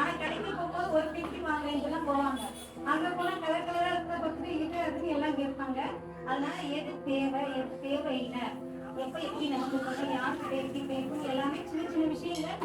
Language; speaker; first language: Tamil; native; Tamil